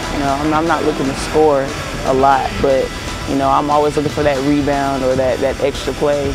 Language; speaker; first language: English; native; English